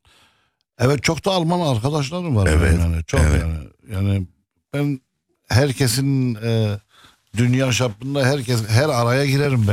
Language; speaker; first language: Turkish; early bilingual, heritage; Arabic